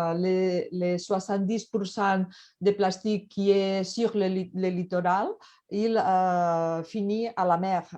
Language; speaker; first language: French; non-native, learner; Catalan